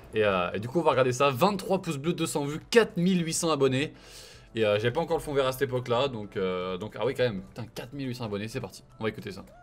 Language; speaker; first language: French; native; French